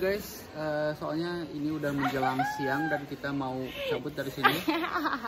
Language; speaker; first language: Indonesian; native; Indonesian